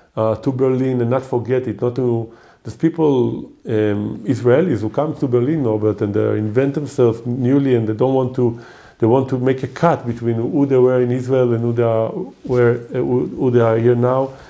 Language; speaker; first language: English; non-native, fluent; Hebrew